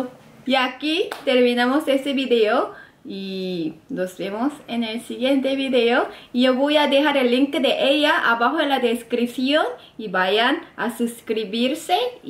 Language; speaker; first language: Spanish; non-native, fluent; Korean